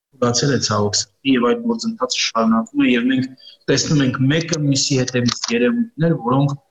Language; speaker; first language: Armenian; early bilingual, heritage; Armenian